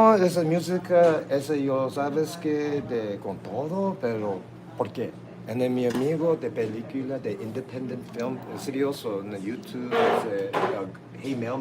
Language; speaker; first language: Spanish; non-native, learner; English